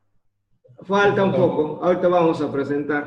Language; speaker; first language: Spanish; non-native, local second language; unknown